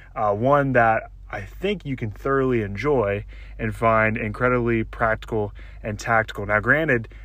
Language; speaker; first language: English; native; English